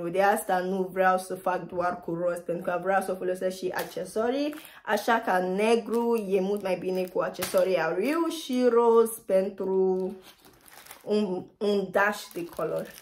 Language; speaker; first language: Romanian; non-native, fluent; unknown